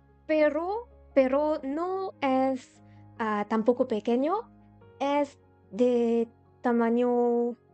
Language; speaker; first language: Spanish; non-native, learner; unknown